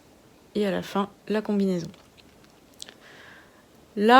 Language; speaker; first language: French; native; French